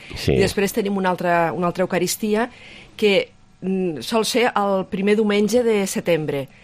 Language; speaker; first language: Catalan; native; Catalan